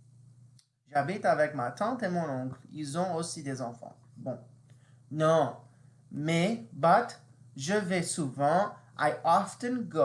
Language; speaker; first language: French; non-native, fluent; English